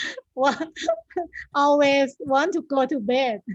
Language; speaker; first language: English; non-native, learner; Thai